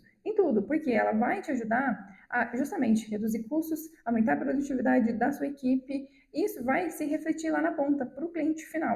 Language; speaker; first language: Portuguese; native; Portuguese